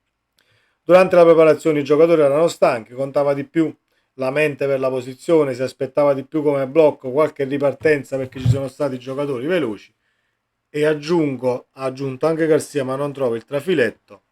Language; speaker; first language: Italian; native; Italian